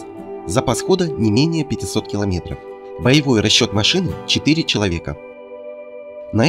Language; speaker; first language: Russian; native; Russian